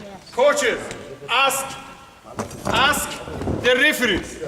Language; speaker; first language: English; non-native, learner; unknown